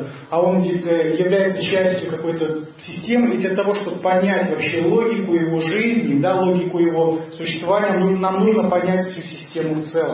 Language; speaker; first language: Russian; native; Russian